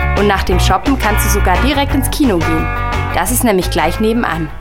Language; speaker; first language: German; native; German